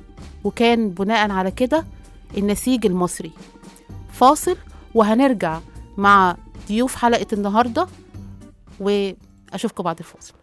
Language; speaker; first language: Arabic; native; Arabic